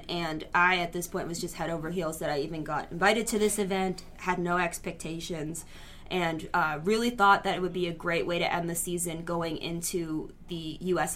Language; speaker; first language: English; native; English